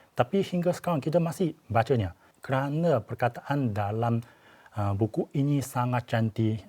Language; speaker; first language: Malay; non-native, fluent; Chinese